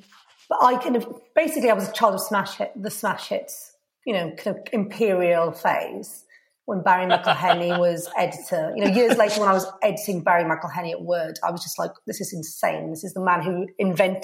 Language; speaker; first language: English; native; English